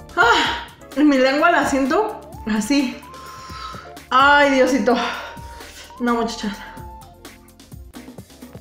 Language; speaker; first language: Spanish; native; Spanish